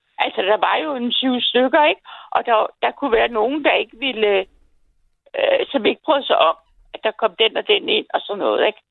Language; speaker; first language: Danish; native; Danish